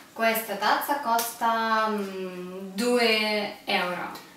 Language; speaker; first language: Italian; non-native, learner; Russian